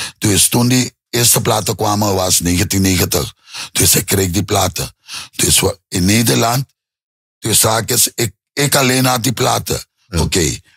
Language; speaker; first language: Dutch; non-native, local second language; Papiamento